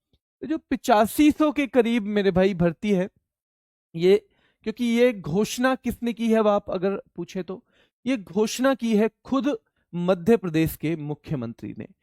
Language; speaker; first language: Hindi; native; Hindi